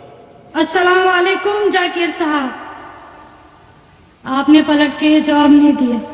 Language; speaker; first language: Hindi; non-native, local second language; Marathi